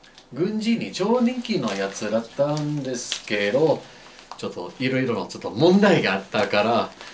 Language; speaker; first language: Japanese; non-native, fluent; English